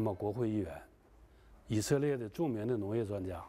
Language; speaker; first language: Chinese; native; Chinese